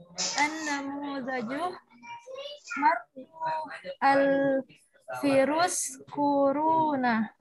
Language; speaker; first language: Arabic; non-native, learner; Indonesian